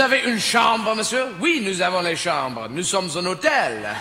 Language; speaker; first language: French; non-native, fluent; English